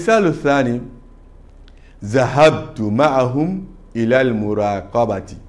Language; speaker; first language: Arabic; non-native, fluent; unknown